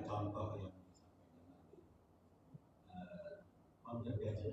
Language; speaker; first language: Indonesian; native; Indonesian